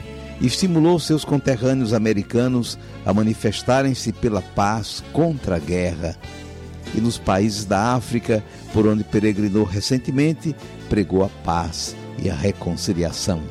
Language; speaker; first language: Portuguese; native; Portuguese